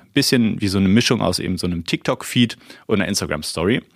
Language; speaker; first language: German; native; German